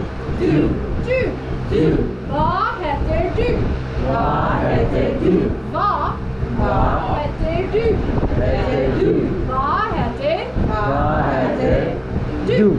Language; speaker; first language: Norwegian; non-native, fluent; English